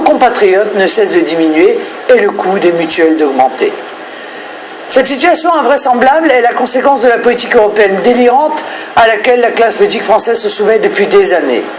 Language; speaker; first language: French; native; French